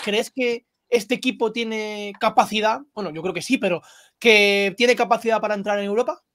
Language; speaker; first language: Spanish; native; Spanish